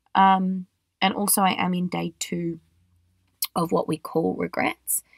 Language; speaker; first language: English; native; English